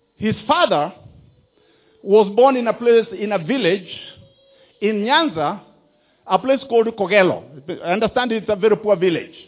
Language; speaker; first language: English; non-native, local second language; Kikuyu